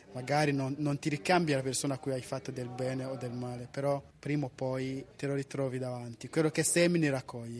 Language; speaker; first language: Italian; non-native, fluent; Kinyarwanda